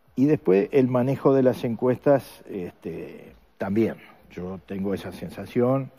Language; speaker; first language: Spanish; native; Spanish